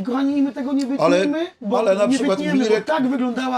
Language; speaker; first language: Polish; native; Polish